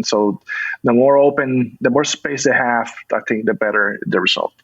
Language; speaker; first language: English; non-native, fluent; Spanish